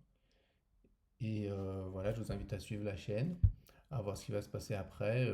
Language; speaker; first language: French; native; French